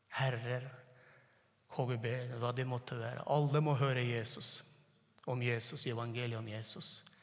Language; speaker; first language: Norwegian; non-native, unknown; Turkmen